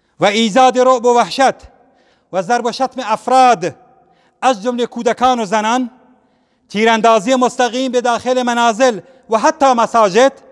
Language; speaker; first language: Persian; non-native, local second language; Central Kurdish